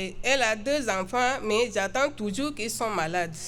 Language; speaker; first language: French; non-native, local second language; Sango